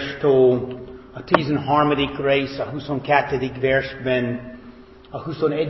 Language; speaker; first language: Hungarian; non-native, fluent; English